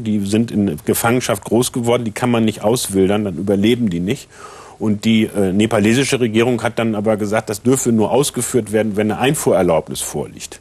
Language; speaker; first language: German; native; German